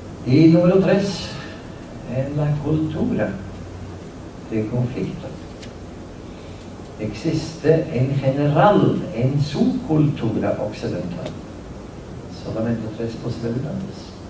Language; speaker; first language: Spanish; non-native, fluent; Norwegian